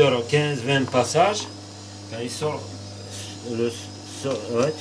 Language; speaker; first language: French; non-native, fluent; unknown